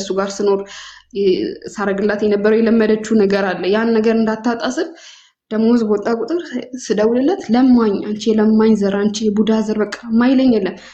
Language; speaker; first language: Amharic; native; Amharic